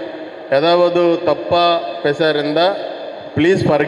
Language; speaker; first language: Tamil; non-native, learner; Telugu